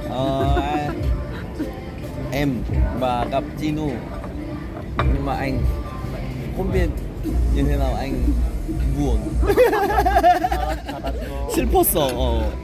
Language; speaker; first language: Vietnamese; non-native, learner; Korean